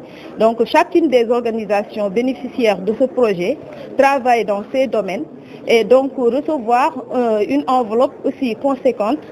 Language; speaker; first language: French; native; French